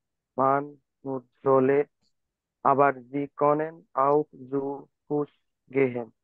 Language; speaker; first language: German; non-native, learner; Bangla